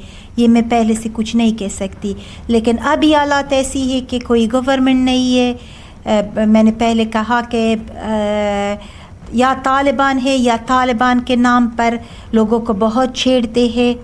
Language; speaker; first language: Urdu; non-native, learner; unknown